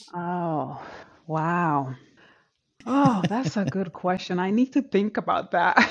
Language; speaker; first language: English; non-native, fluent; Spanish